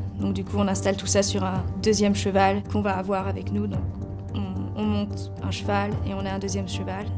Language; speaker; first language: French; native; French